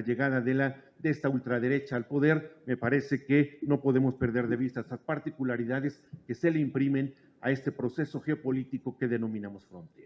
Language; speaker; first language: Spanish; native; Spanish